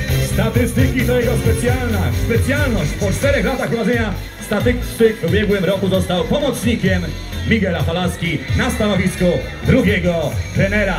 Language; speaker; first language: Polish; native; Polish